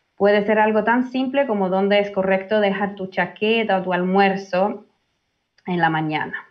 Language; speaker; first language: Spanish; early bilingual, heritage; Finnish